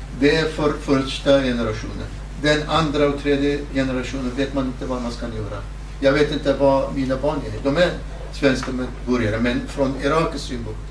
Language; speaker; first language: Swedish; non-native, fluent; Kurdish